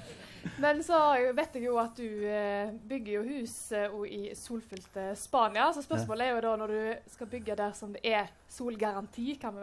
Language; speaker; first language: Norwegian; native; Norwegian